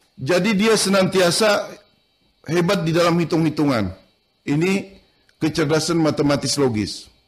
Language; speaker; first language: Indonesian; non-native, local second language; Banjar